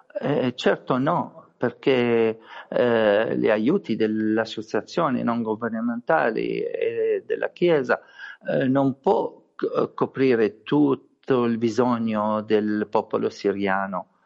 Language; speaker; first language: Italian; non-native, fluent; Arabic